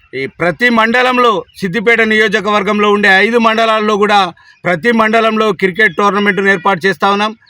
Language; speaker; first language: Telugu; native; Telugu